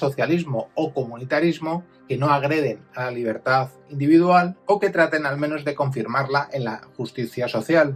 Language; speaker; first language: Spanish; native; Spanish